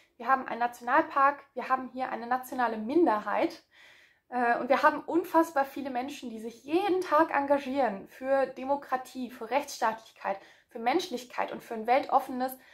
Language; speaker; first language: German; native; German